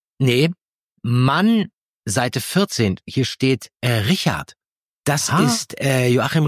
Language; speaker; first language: German; native; German